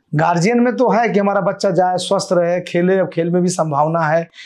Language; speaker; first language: Hindi; native; Hindi